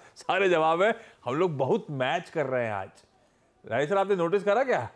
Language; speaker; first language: Hindi; native; Hindi